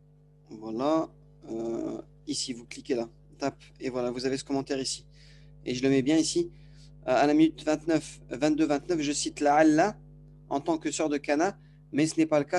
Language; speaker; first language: French; native; French